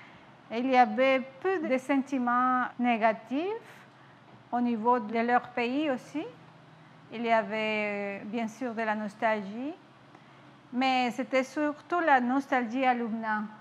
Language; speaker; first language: French; non-native, fluent; Spanish